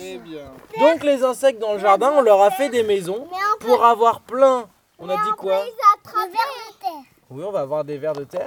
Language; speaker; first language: French; native; French